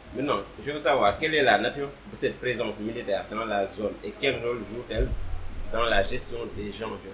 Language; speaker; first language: French; non-native, local second language; Wolof